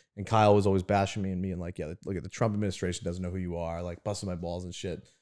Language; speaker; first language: English; native; English